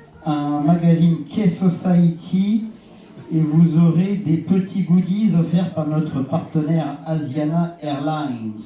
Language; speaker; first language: French; native; French